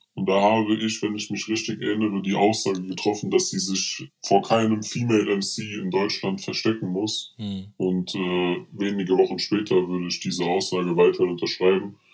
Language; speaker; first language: German; early bilingual, other home language; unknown